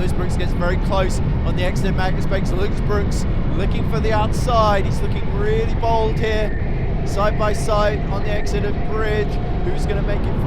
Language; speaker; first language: English; native; English